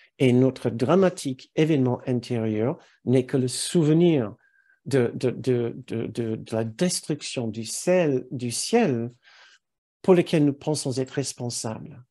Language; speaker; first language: French; non-native, fluent; English